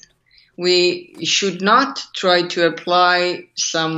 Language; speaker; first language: English; non-native, fluent; Finnish